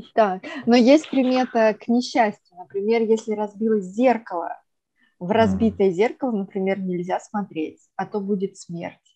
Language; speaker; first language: Russian; native; Russian